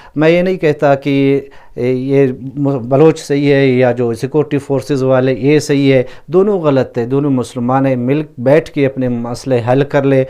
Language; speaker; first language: Urdu; non-native, local second language; Baluchi